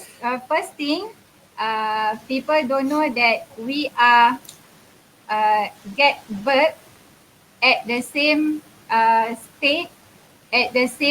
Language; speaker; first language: English; non-native, local second language; Malay